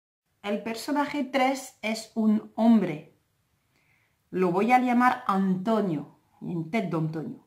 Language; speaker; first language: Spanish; non-native, fluent; French